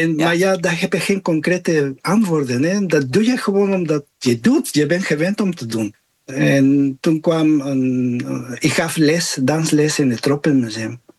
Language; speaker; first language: Dutch; non-native, fluent; Spanish